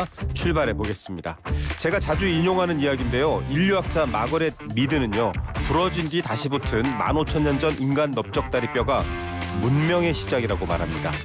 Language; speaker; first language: Korean; native; Korean